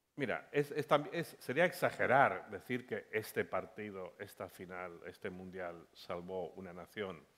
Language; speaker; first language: Spanish; non-native, fluent; English